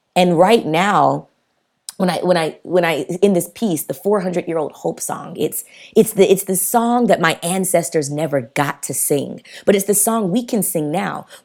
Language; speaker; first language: English; native; English